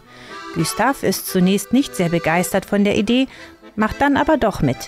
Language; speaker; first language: German; native; German